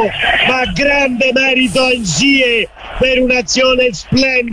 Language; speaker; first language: Italian; native; Italian